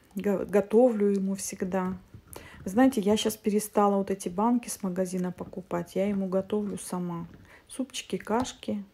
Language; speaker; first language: Russian; native; Russian